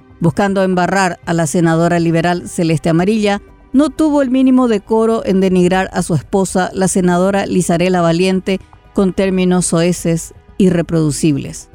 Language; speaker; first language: Spanish; native; Spanish